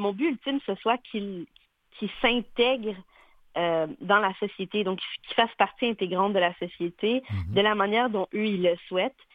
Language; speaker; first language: French; native; French